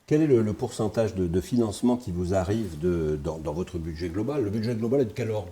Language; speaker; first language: French; native; French